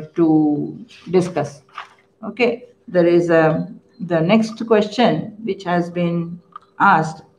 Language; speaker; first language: English; non-native, local second language; Kannada